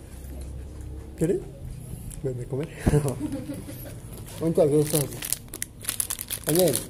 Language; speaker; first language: Spanish; native; Spanish